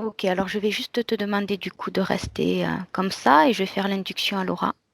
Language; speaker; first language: French; native; French